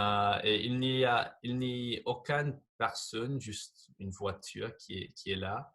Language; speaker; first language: French; non-native, fluent; English